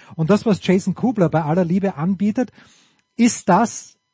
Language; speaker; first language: German; native; German